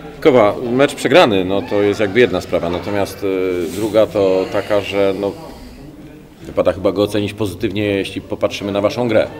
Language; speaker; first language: Polish; native; Polish